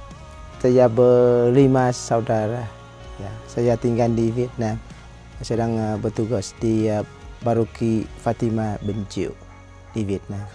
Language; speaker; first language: Indonesian; non-native, learner; Vietnamese